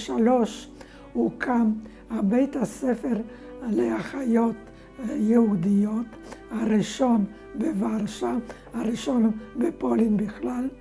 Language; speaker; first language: Hebrew; non-native, fluent; Polish